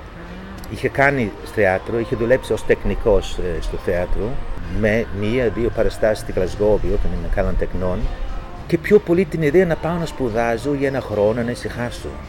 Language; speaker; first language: Greek; non-native, fluent; English